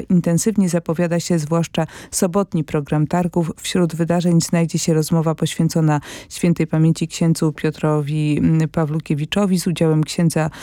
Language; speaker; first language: Polish; native; Polish